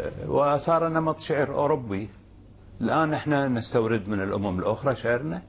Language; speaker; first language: Arabic; native; Arabic